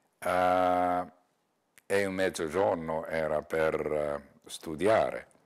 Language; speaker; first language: Italian; non-native, learner; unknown